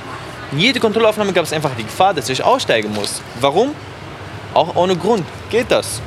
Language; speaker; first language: German; non-native, fluent; Arabic